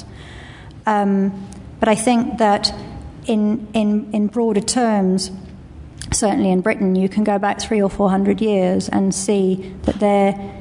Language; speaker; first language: English; native; English